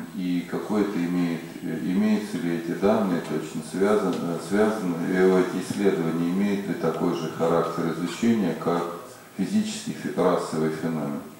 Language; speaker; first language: Russian; native; Russian